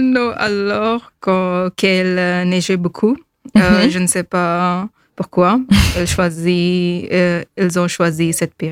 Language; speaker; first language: French; non-native, learner; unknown